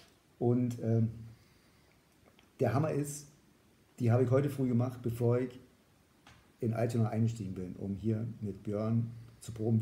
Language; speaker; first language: German; native; German